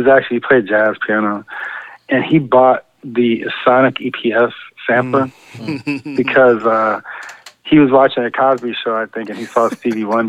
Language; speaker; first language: English; native; English